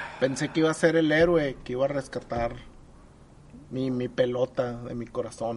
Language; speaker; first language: Spanish; native; Spanish